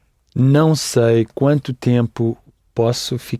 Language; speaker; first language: Portuguese; non-native, learner; English